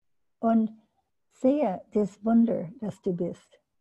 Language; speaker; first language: German; non-native, learner; English